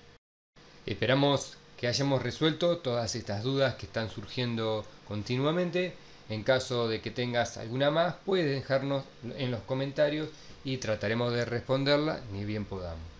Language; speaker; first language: Spanish; native; Spanish